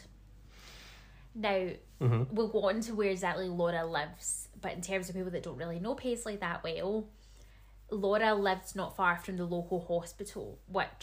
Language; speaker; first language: English; native; English